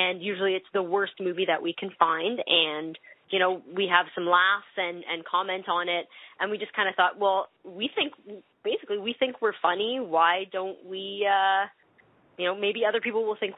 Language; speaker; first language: English; native; English